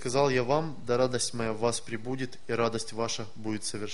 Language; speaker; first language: Russian; native; Russian